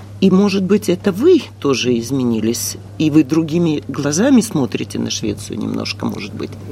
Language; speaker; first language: Russian; native; Russian